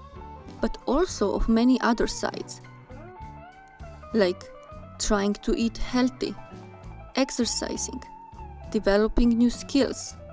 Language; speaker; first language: English; non-native, fluent; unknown